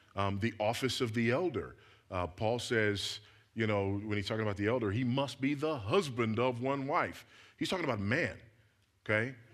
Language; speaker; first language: English; native; English